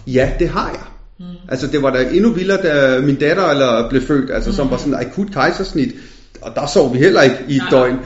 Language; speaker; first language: Danish; early bilingual, other home language; Punjabi